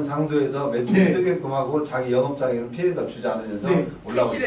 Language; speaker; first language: Korean; native; Korean